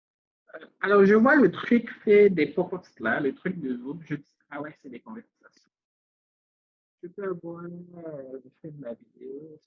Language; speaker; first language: French; native; French